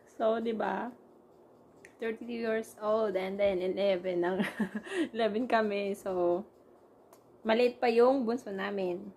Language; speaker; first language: Filipino; non-native, local second language; Masbatenyo